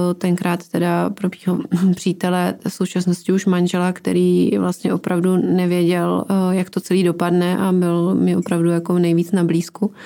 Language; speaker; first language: Czech; native; Czech